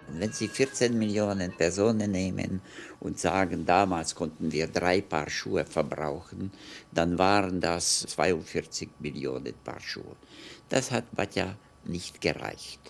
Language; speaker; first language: German; non-native, fluent; Czech